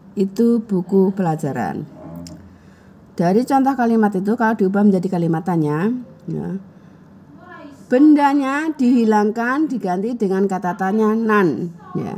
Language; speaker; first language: Indonesian; native; Indonesian